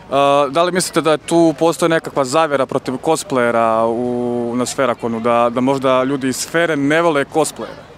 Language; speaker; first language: Croatian; native; Croatian